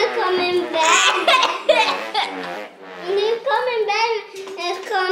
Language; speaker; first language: Italian; non-native, learner; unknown